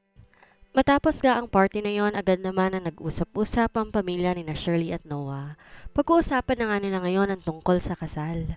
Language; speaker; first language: Filipino; native; Filipino